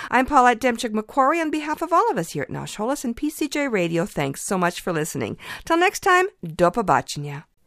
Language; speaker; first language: English; early bilingual, other home language; Ukrainian